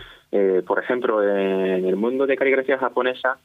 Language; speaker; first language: Spanish; non-native, fluent; Japanese